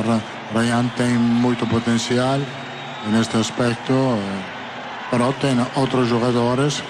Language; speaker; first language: Portuguese; non-native, fluent; Italian